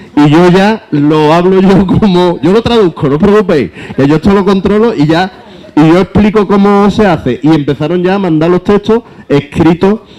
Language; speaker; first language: Spanish; native; Spanish